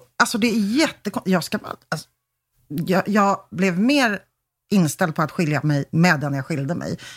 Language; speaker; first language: Swedish; early bilingual, other home language; Polish